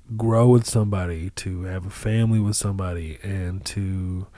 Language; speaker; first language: English; early bilingual, other home language; Arabic